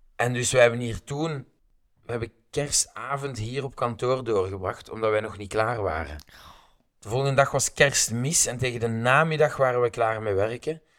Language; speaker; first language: Dutch; native; Dutch